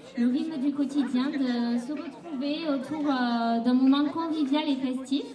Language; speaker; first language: French; native; French